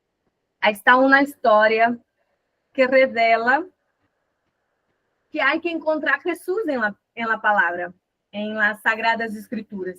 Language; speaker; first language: Spanish; non-native, fluent; Portuguese